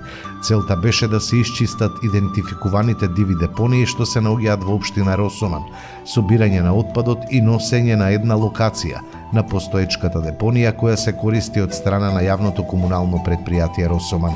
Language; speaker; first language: Macedonian; native; Macedonian